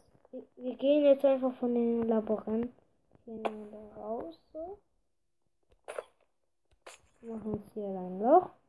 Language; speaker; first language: German; early bilingual, other home language; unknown